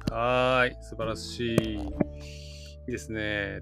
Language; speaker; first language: Japanese; native; Japanese